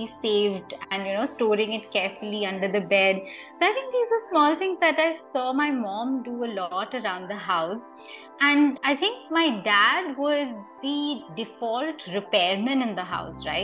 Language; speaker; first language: English; non-native, local second language; Hindi